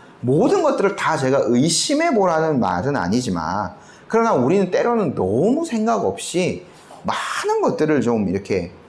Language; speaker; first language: Korean; native; Korean